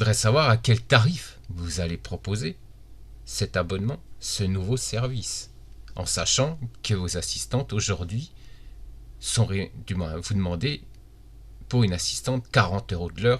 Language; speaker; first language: French; native; French